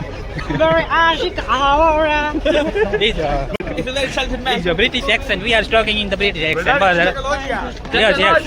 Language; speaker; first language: English; non-native, learner; Gujarati